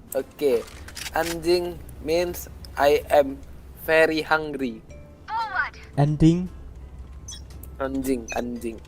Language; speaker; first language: English; non-native, learner; Indonesian